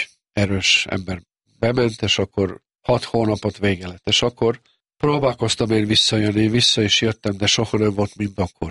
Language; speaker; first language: Hungarian; non-native, local second language; Serbian